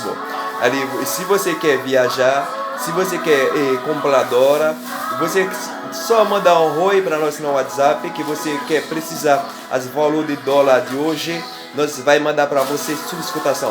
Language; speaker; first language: Portuguese; non-native, learner; Haitian Creole